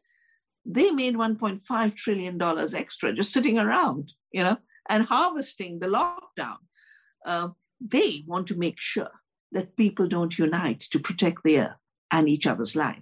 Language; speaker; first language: English; non-native, local second language; Hindi